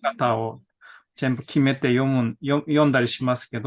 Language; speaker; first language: Japanese; non-native, fluent; Korean